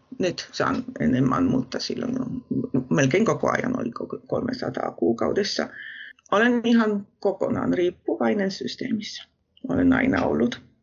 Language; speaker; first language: Finnish; non-native, fluent; Polish